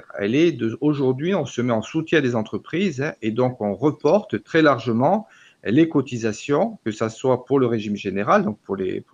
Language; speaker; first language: French; native; French